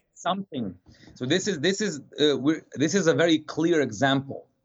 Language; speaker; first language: English; non-native, fluent; Serbian